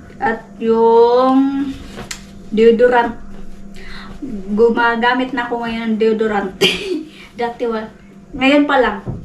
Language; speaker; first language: Filipino; non-native, local second language; Cebuano